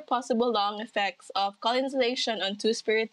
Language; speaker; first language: English; non-native, local second language; Cebuano